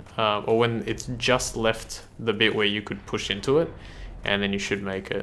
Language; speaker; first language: English; native; English